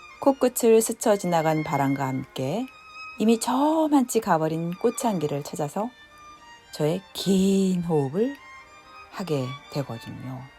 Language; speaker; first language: Korean; native; Korean